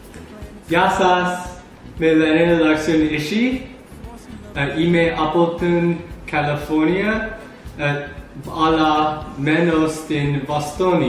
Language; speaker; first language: Greek; non-native, learner; English